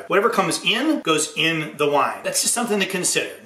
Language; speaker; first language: English; native; English